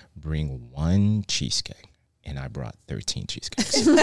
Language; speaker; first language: English; non-native, fluent; Haitian Creole